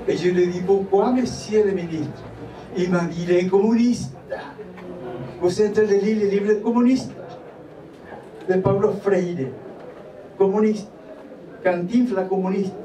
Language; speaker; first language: French; non-native, fluent; Spanish